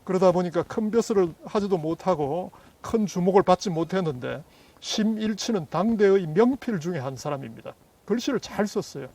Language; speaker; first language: Korean; native; Korean